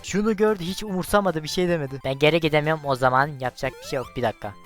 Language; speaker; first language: Turkish; native; Turkish